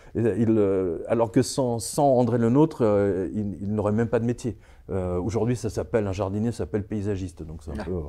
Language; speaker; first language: French; early bilingual, other home language; Serbian